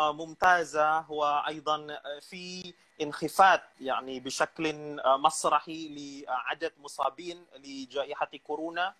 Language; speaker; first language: Arabic; non-native, fluent; Indonesian